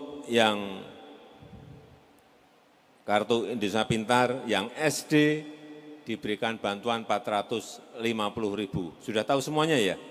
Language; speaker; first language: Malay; non-native, local second language; Javanese